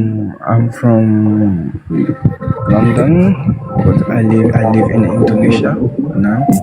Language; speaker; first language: English; early bilingual, heritage; English